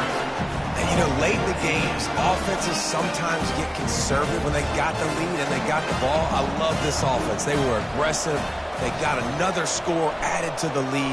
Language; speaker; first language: English; native; English